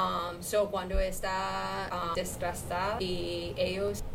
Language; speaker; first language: Spanish; non-native, learner; English